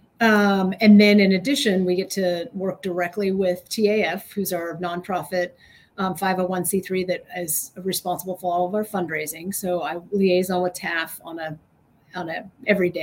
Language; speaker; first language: English; native; English